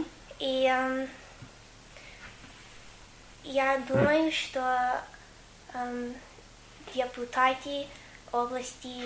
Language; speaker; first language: Russian; non-native, learner; English